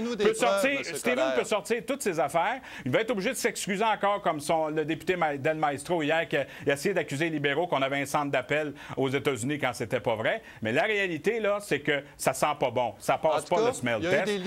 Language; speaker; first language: French; native; French